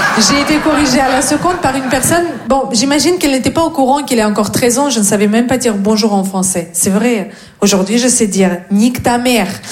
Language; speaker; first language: French; non-native, fluent; Russian